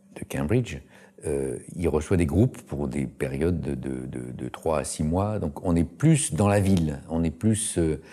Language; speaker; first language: French; native; French